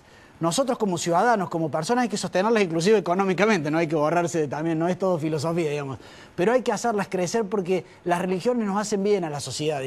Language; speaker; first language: Spanish; native; Spanish